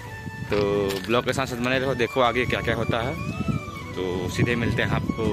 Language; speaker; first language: Hindi; native; Hindi